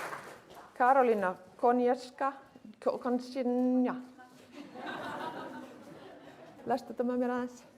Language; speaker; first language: Icelandic; native; Icelandic